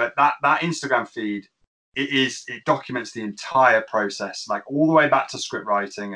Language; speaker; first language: English; native; English